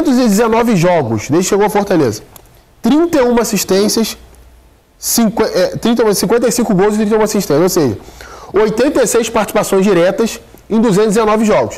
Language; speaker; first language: Portuguese; native; Portuguese